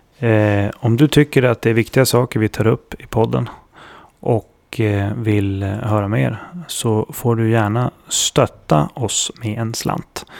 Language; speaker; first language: Swedish; native; Swedish